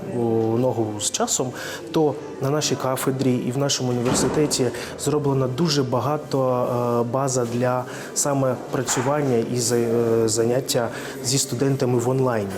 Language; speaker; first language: Ukrainian; non-native, local second language; Russian